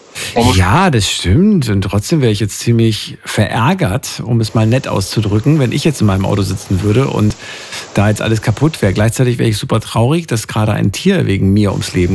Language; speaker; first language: German; native; German